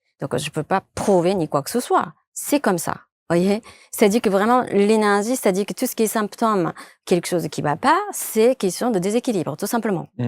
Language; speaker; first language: French; non-native, fluent; Japanese